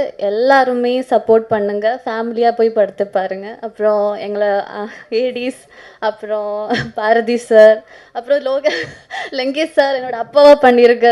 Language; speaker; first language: Tamil; non-native, fluent; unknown